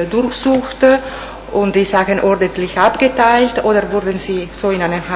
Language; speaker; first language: German; non-native, fluent; Italian